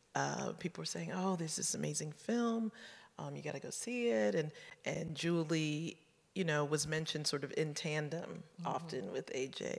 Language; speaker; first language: English; native; English